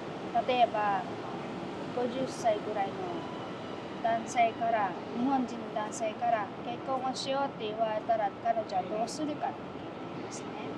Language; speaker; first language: Japanese; non-native, fluent; Filipino